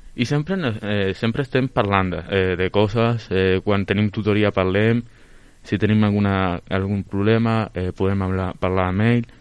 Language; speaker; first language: Catalan; non-native, local second language; Spanish